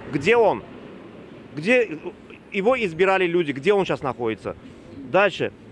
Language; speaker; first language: Russian; native; Russian